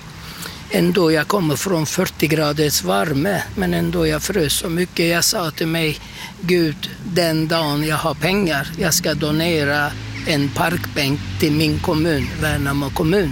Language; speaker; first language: Swedish; non-native, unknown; Turkish